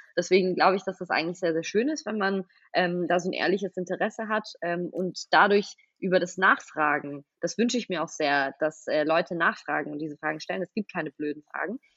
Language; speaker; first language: German; native; German